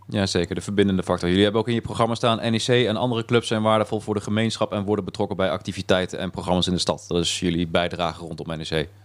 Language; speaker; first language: Dutch; native; Dutch